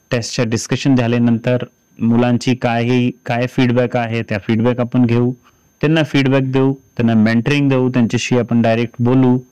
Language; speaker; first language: Marathi; non-native, fluent; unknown